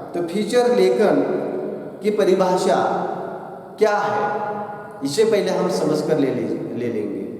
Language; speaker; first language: Hindi; non-native, local second language; Marathi